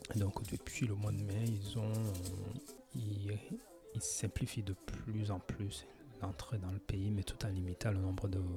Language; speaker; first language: French; native; French